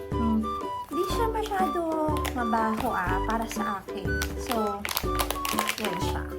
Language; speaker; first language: Filipino; native; Filipino